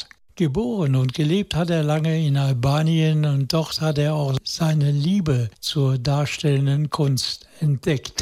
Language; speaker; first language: German; native; German